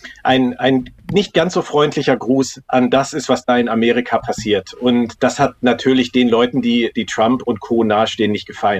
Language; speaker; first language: German; native; German